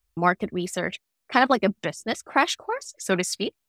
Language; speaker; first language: English; non-native, fluent; Vietnamese